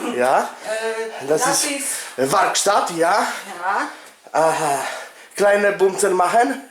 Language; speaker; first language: German; non-native, learner; Polish